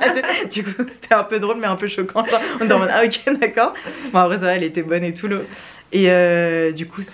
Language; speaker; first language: French; native; French